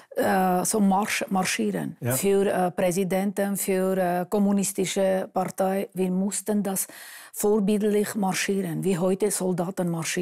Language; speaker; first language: German; non-native, fluent; Armenian